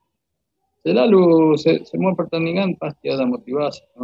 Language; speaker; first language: Indonesian; non-native, fluent; Spanish